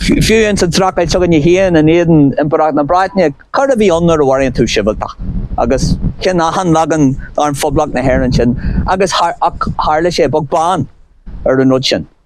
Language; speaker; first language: Irish; non-native, local second language; English